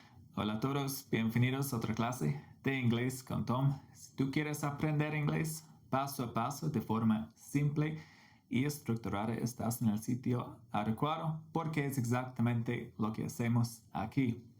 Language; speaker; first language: Spanish; non-native, fluent; English